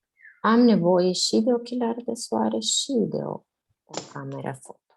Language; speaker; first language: Romanian; non-native, learner; Spanish